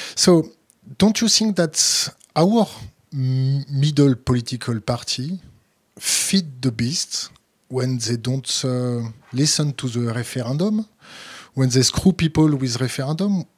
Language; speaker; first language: English; non-native, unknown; French